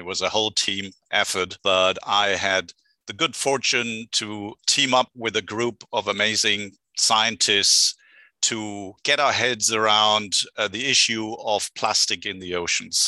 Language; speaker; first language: English; non-native, fluent; German